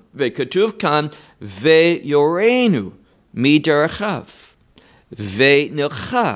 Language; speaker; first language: Hebrew; non-native, fluent; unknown